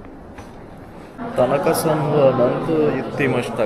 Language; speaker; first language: Japanese; non-native, learner; Sinhala